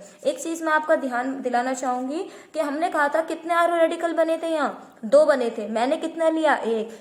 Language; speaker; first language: Hindi; native; Hindi